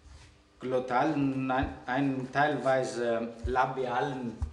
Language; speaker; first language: German; non-native, fluent; Greek